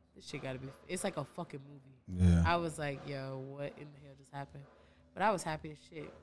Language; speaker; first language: English; native; English